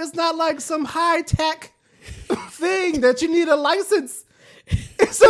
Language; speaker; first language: English; native; English